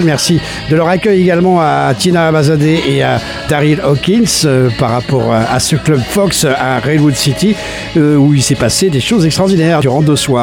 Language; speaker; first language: French; native; French